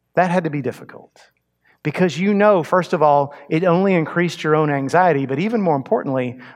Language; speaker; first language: English; native; English